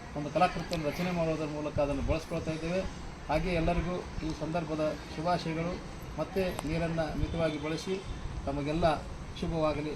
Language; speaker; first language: Kannada; native; Kannada